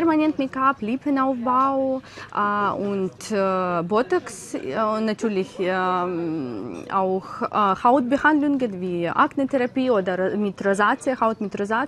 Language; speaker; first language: German; non-native, learner; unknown